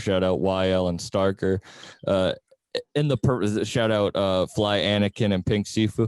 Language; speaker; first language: English; native; English